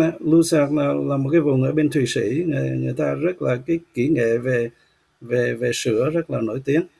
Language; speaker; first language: Vietnamese; native; Vietnamese